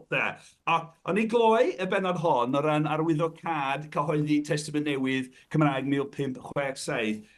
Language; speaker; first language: Welsh; native; Welsh